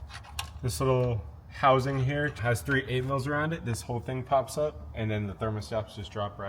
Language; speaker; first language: English; native; English